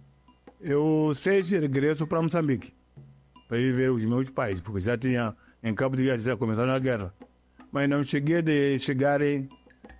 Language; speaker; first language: Portuguese; non-native, local second language; Yao